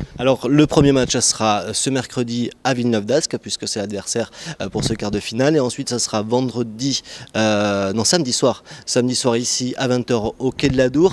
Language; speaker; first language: French; native; French